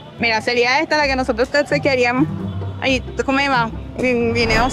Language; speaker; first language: Spanish; native; Spanish